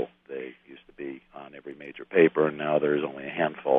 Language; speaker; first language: English; native; English